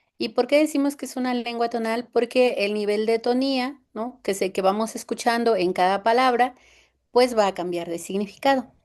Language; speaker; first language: Spanish; non-native, local second language; Zapotec